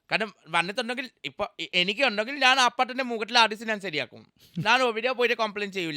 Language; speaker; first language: Malayalam; non-native, local second language; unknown